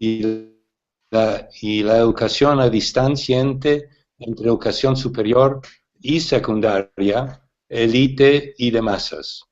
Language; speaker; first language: Spanish; non-native, fluent; English